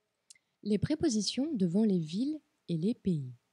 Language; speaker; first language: French; non-native, fluent; Portuguese